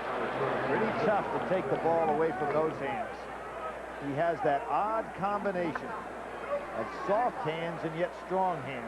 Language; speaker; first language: English; native; English